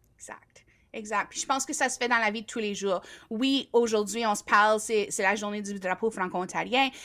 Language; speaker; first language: French; native; French